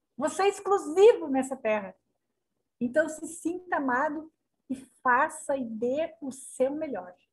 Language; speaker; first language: Portuguese; native; Portuguese